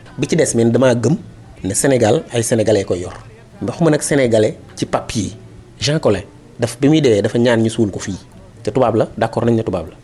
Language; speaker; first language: Wolof; native; Wolof